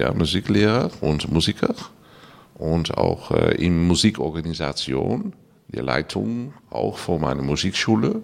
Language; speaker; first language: German; non-native, learner; Dutch